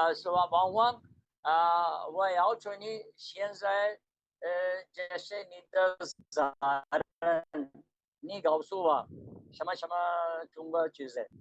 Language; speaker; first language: Chinese; non-native, learner; Urdu